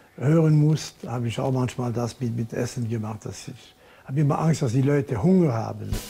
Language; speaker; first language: German; non-native, local second language; French